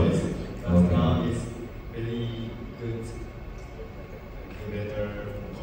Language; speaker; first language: English; non-native, learner; Japanese